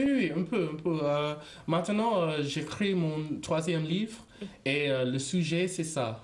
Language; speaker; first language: French; non-native, learner; English